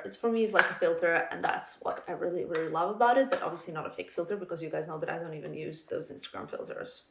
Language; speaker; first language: English; non-native, fluent; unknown